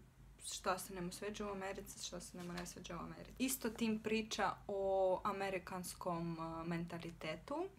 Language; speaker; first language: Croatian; non-native, fluent; Russian